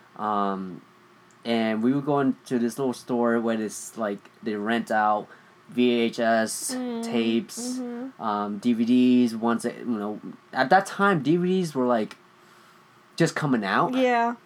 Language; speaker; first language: English; early bilingual, other home language; Vietnamese